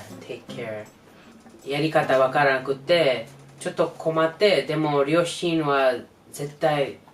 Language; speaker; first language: Japanese; non-native, learner; English